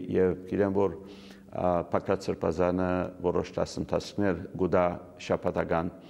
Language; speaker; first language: Armenian; early bilingual, heritage; Arabic